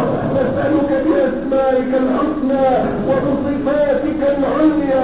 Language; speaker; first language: Arabic; native; Arabic